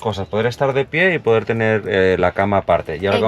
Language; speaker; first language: Spanish; native; Spanish